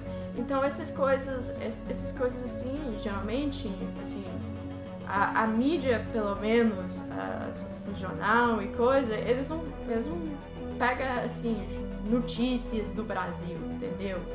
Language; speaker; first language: Portuguese; early bilingual, heritage; Portuguese